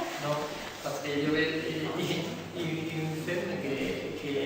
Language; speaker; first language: French; non-native, learner; Spanish